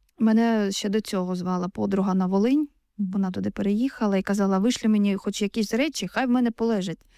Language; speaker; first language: Ukrainian; non-native, local second language; Russian